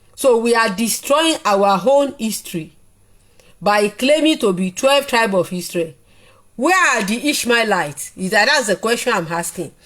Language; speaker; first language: English; non-native, local second language; Yoruba